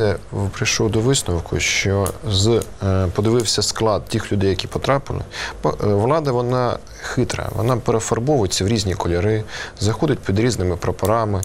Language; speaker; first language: Ukrainian; native; Ukrainian